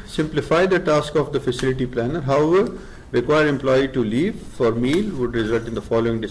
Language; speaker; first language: English; non-native, local second language; Urdu